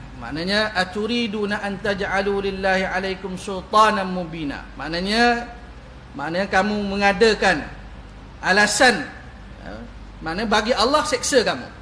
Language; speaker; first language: Malay; native; Malay